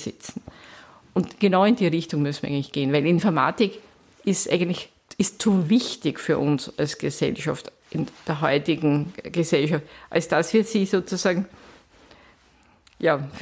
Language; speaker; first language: German; native; German